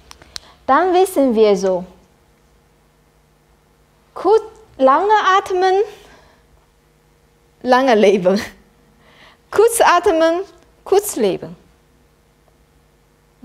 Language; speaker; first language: German; non-native, learner; Chinese